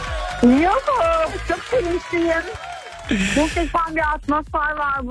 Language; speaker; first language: Turkish; early bilingual, heritage; Turkish